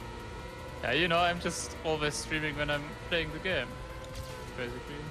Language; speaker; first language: English; non-native, fluent; German